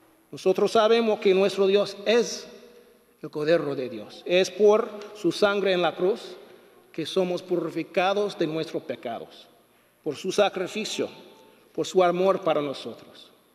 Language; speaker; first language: Spanish; non-native, fluent; English